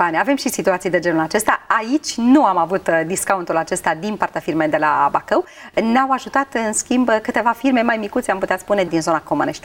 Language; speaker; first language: Romanian; native; Romanian